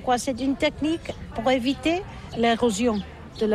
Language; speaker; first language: French; non-native, learner; Catalan